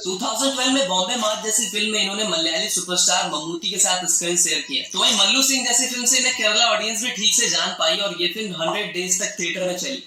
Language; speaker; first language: Hindi; native; Hindi